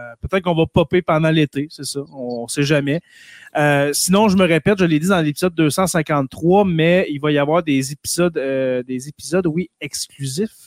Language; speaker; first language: French; native; French